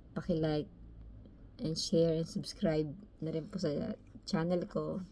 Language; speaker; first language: Filipino; native; Filipino